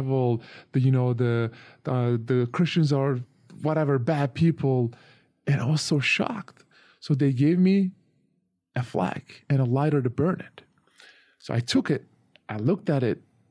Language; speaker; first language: English; non-native, fluent; Turkish